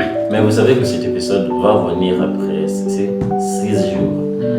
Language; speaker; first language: French; non-native, learner; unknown